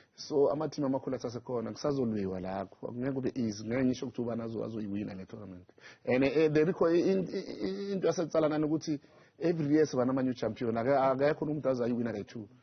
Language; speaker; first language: Zulu; non-native, local second language; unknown